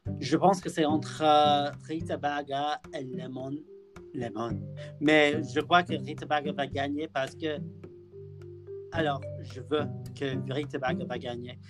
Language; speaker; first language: French; non-native, learner; English